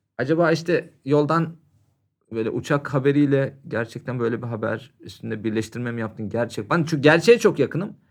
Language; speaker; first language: Turkish; native; Turkish